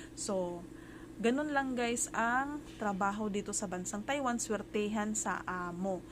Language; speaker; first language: Filipino; non-native, local second language; Cebuano